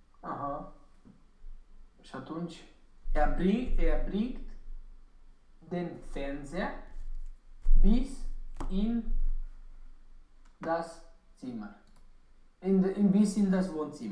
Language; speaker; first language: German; non-native, learner; Romanian